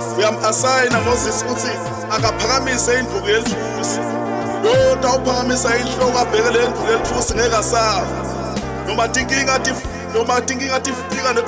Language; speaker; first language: Zulu; non-native, local second language; Swati